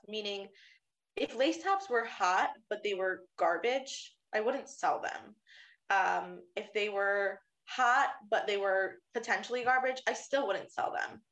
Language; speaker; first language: English; native; English